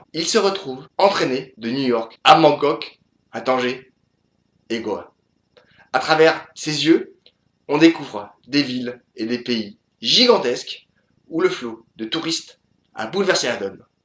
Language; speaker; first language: French; native; French